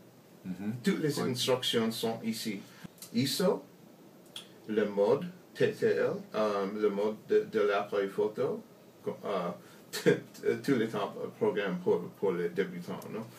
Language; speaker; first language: French; non-native, learner; English